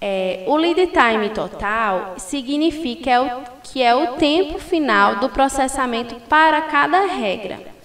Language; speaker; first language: Portuguese; native; Portuguese